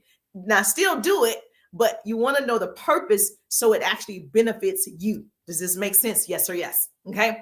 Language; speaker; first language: English; native; English